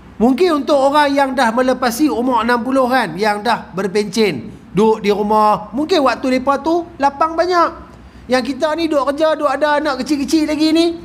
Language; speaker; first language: Malay; native; Malay